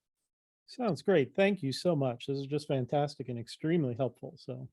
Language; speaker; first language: English; native; English